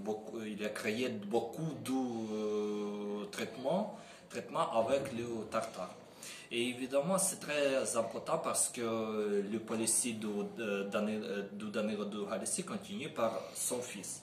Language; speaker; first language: French; non-native, learner; Ukrainian